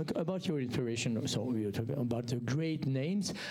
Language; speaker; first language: English; non-native, learner; French